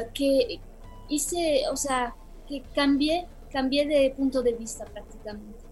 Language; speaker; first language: Spanish; non-native, fluent; Romanian